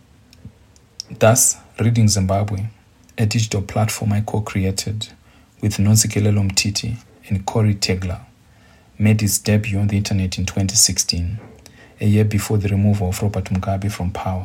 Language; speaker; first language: English; non-native, local second language; Shona